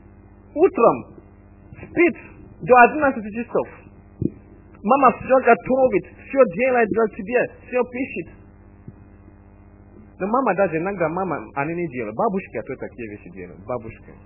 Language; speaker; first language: Russian; non-native, fluent; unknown